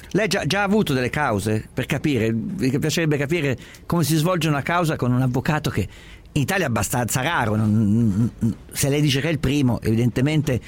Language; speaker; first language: Italian; native; Italian